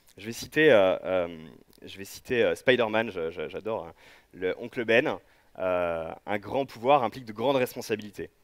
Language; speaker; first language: French; native; French